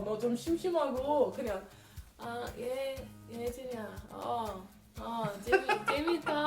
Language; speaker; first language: Korean; non-native, learner; English